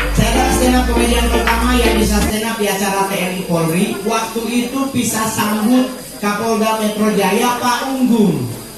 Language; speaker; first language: Indonesian; native; Indonesian